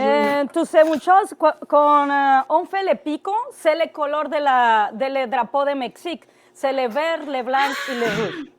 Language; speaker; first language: French; non-native, learner; Spanish